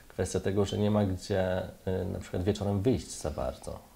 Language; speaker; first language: Polish; native; Polish